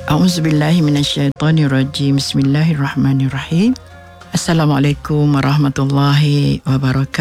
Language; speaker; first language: Malay; native; Malay